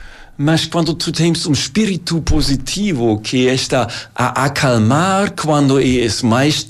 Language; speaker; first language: Portuguese; non-native, learner; German